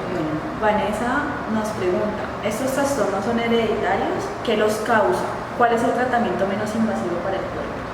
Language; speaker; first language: Spanish; native; Spanish